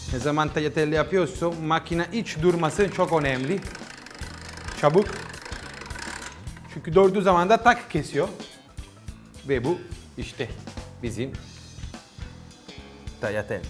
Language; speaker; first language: Turkish; non-native, learner; Italian